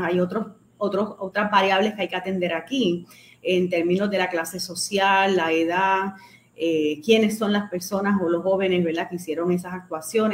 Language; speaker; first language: Spanish; native; Spanish